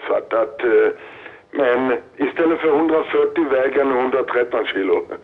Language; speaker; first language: Swedish; non-native, fluent; German